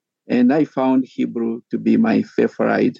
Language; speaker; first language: English; non-native, local second language; Kalenjin